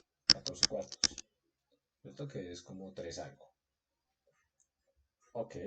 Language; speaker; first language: Spanish; native; Spanish